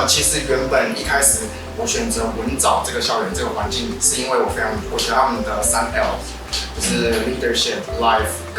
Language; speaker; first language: Chinese; native; Chinese